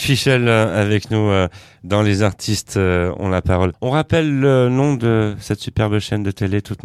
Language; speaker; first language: French; native; French